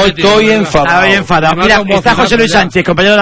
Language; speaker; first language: Spanish; native; Spanish